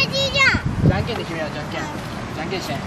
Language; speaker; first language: Japanese; native; Japanese